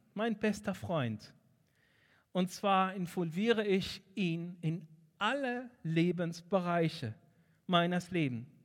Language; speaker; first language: German; non-native, fluent; Arabic